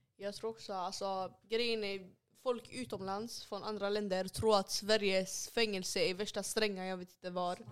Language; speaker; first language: Swedish; early bilingual, other home language; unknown